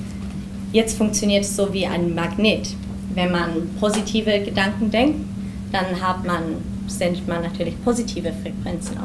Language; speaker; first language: German; early bilingual, heritage; German